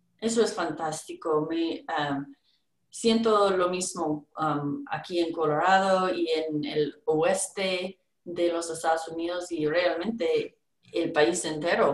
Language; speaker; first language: Spanish; non-native, learner; English